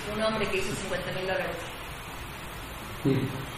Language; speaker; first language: Spanish; native; Spanish